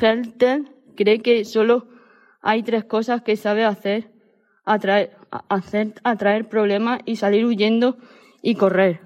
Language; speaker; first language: Spanish; native; Spanish